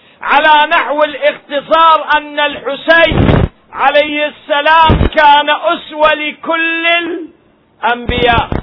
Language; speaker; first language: Arabic; native; Arabic